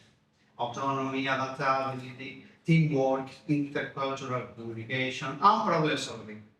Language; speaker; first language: English; non-native, fluent; Spanish